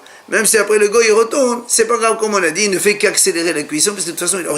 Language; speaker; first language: French; native; French